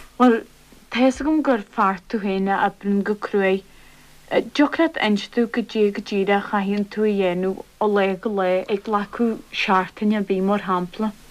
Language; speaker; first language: Irish; native; Irish